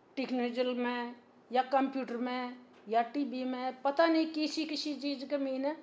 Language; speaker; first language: Hindi; native; Hindi